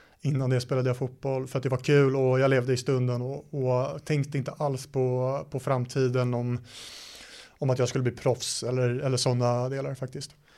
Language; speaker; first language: Swedish; native; Swedish